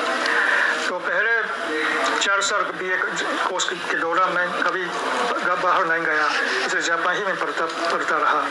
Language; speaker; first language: Hindi; non-native, fluent; Japanese